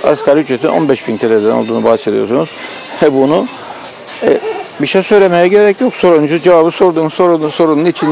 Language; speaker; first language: Turkish; native; Turkish